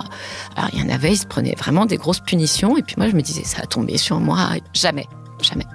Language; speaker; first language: French; early bilingual, heritage; French